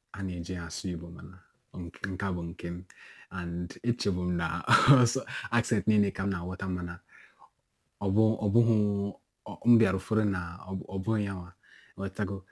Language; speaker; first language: Igbo; non-native, local second language; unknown